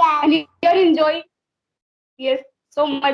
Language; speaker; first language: English; non-native, learner; Hindi